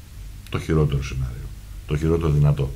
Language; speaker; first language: Greek; native; Greek